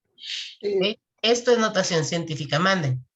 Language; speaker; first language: Spanish; native; Spanish